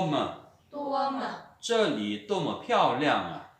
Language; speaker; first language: Chinese; non-native, fluent; Lao